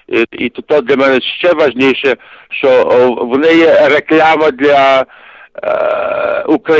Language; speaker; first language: Ukrainian; early bilingual, heritage; Ukrainian